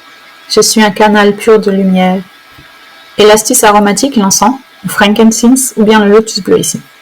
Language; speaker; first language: French; native; French